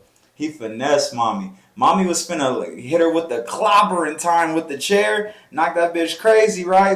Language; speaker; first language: English; native; English